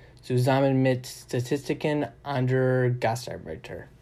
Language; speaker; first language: German; non-native, learner; English